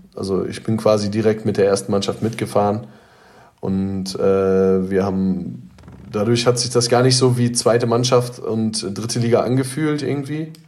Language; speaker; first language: German; native; German